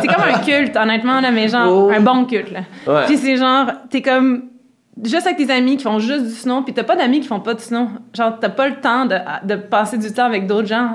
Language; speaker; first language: French; native; French